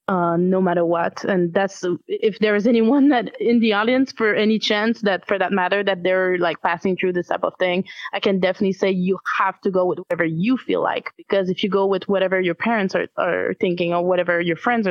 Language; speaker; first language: English; non-native, fluent; French